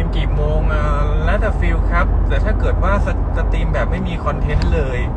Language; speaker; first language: Thai; native; Thai